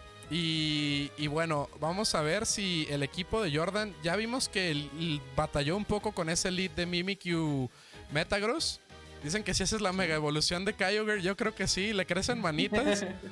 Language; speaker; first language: Spanish; native; Spanish